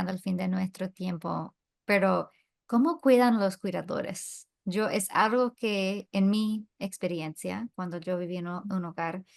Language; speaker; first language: Spanish; non-native, fluent; English